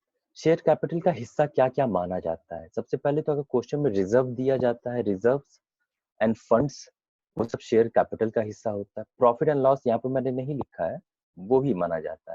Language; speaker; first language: Hindi; native; Hindi